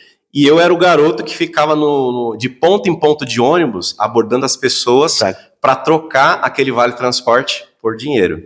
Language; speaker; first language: Portuguese; native; Portuguese